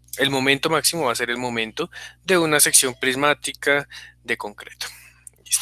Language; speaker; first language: Spanish; native; Spanish